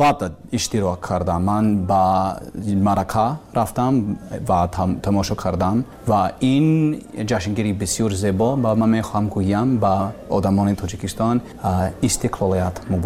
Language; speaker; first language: Persian; non-native, learner; English